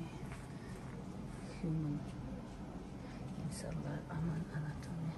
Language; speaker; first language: Turkish; non-native, learner; Russian